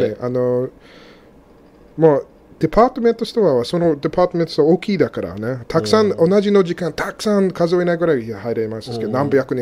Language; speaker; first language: Japanese; non-native, fluent; English